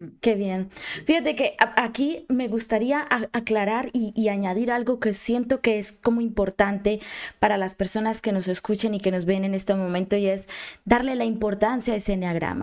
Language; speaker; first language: Spanish; native; Spanish